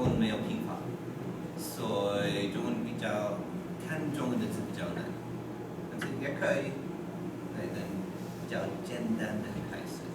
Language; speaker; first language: Chinese; non-native, fluent; English